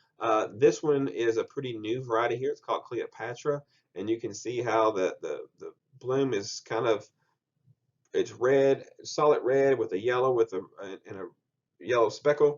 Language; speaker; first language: English; native; English